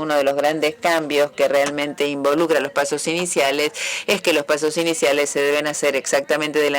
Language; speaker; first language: Spanish; native; Spanish